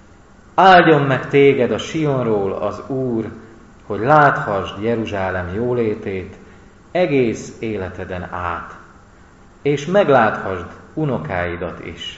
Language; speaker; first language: Hungarian; native; Hungarian